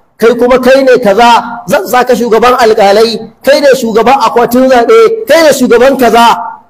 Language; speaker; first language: Hausa; native; Hausa